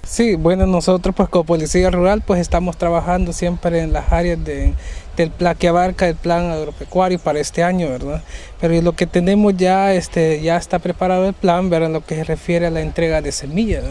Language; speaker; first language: Spanish; native; Spanish